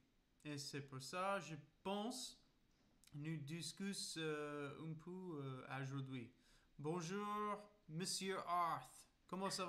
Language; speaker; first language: French; non-native, learner; English